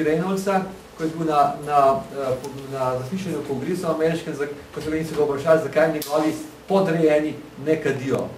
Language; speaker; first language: Slovenian; native; Slovenian